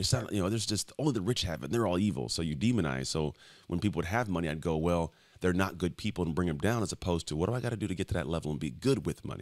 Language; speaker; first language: English; native; English